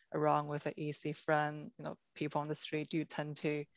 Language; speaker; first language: English; non-native, fluent; Chinese